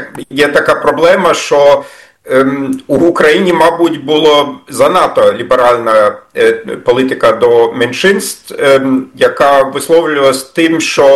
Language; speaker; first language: Ukrainian; non-native, fluent; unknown